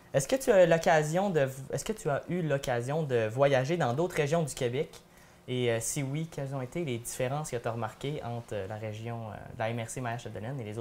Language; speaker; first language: French; native; French